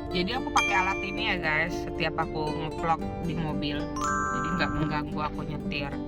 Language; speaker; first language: Indonesian; native; Indonesian